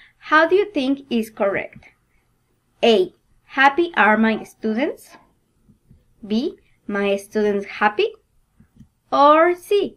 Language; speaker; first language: English; non-native, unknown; Spanish